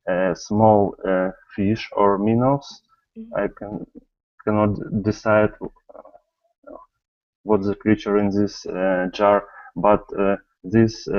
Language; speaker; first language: English; non-native, learner; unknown